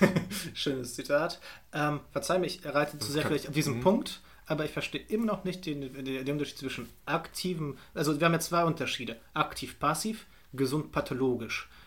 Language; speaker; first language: German; native; German